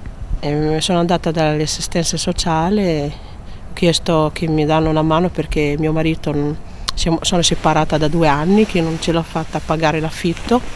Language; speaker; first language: Italian; non-native, fluent; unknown